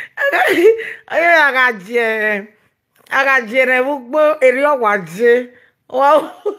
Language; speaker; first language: Nigerian Pidgin; non-native, local second language; Yoruba